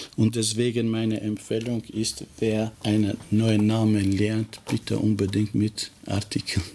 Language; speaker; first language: German; non-native, fluent; Albanian